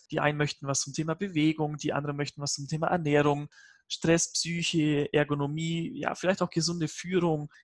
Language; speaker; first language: German; native; German